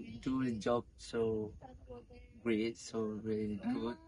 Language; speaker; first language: English; non-native, learner; Indonesian